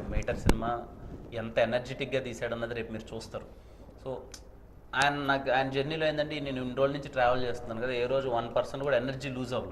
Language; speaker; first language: Telugu; native; Telugu